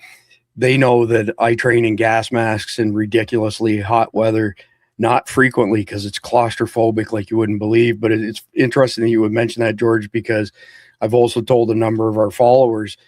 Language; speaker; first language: English; native; English